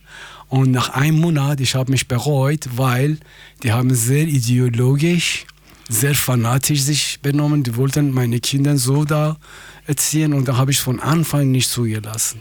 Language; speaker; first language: German; non-native, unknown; Persian